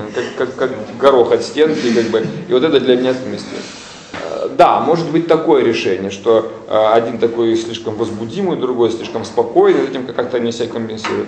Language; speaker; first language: Russian; native; Russian